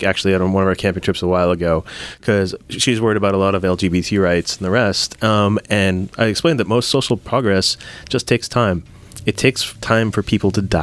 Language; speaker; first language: English; native; English